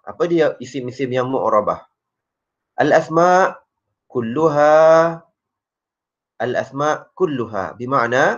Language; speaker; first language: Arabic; non-native, fluent; Malay